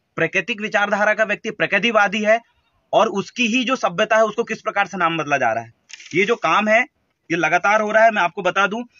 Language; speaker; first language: Hindi; native; Hindi